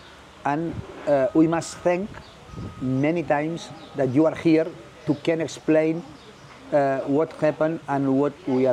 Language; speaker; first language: English; non-native, learner; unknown